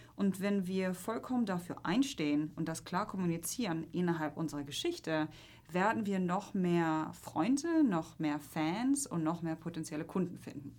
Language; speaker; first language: German; non-native, fluent; Polish